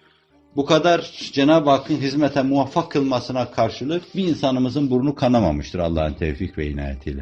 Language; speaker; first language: Turkish; native; Turkish